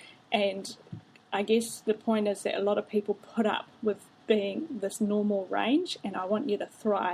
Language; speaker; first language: English; native; English